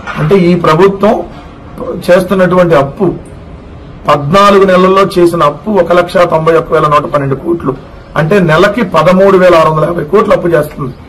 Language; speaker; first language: Telugu; native; Telugu